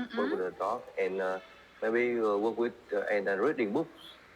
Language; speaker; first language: English; non-native, learner; Vietnamese